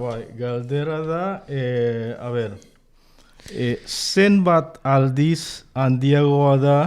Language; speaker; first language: Basque; non-native, learner; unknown